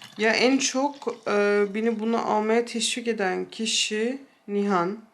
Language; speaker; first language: Turkish; early bilingual, heritage; Turkish